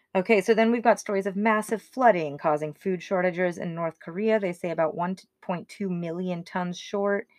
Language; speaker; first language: English; native; English